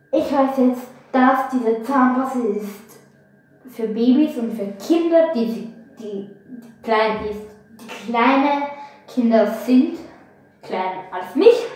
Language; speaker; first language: German; non-native, learner; Bulgarian